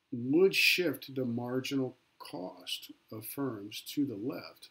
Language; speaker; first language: English; native; English